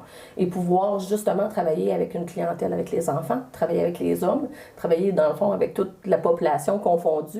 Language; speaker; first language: French; native; French